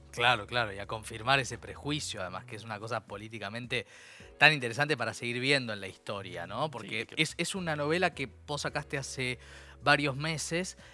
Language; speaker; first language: Spanish; native; Spanish